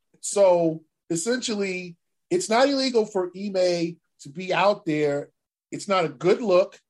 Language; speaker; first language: English; native; English